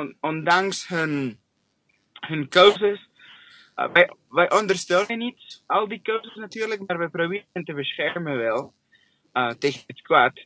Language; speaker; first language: Dutch; non-native, fluent; English